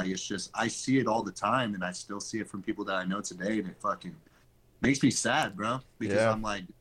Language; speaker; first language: English; native; English